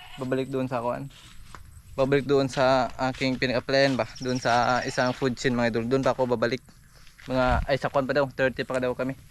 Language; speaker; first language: Filipino; non-native, local second language; Cebuano